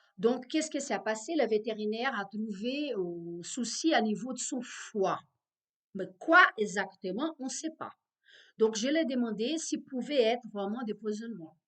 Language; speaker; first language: French; non-native, fluent; Portuguese